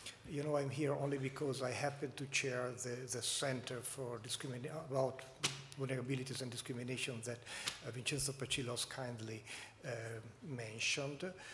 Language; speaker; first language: English; non-native, fluent; Italian